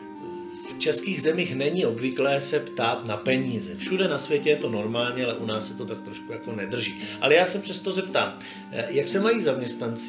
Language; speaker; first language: Czech; native; Czech